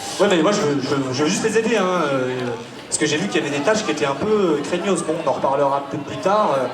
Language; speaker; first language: French; native; French